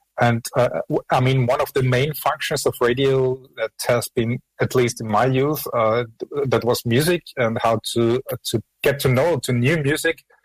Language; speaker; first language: English; non-native, fluent; German